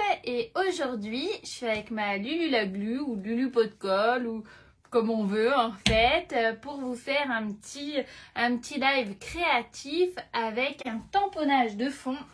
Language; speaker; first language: French; native; French